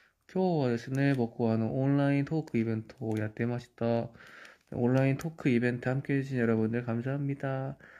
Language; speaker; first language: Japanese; non-native, fluent; Korean